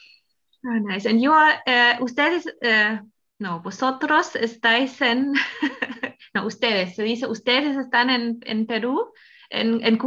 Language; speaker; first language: Spanish; non-native, fluent; German